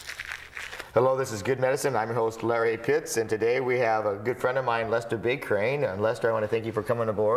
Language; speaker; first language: English; native; English